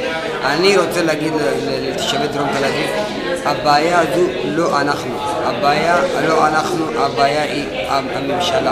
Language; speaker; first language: Hebrew; non-native, fluent; Tigrinya